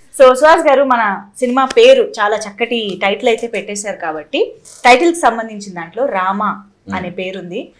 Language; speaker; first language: Telugu; native; Telugu